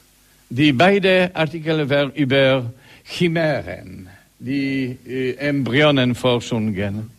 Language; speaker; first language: German; non-native, learner; Polish